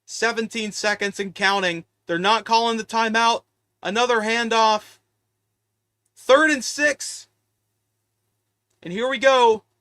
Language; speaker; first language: English; native; English